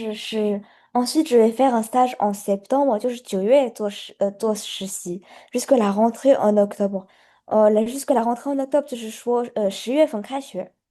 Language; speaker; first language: French; non-native, learner; Chinese